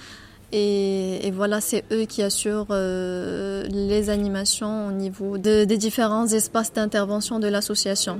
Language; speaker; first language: French; non-native, local second language; Arabic